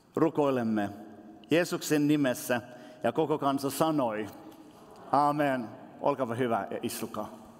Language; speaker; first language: Finnish; non-native, local second language; Swedish